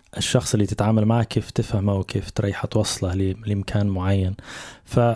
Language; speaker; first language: Arabic; native; Arabic